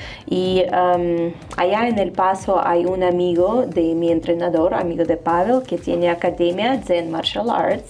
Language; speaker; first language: Spanish; non-native, fluent; Russian